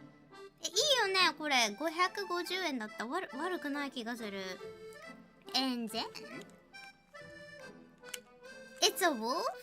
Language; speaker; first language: Japanese; native; Japanese